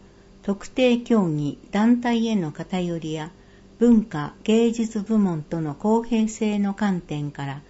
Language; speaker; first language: Japanese; native; Japanese